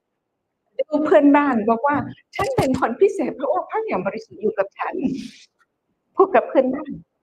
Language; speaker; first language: Thai; non-native, fluent; English